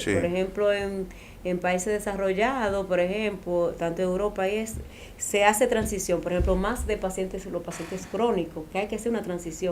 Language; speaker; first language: Spanish; native; Spanish